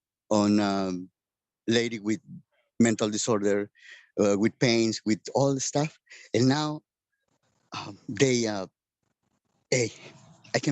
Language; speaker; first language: English; non-native, learner; Spanish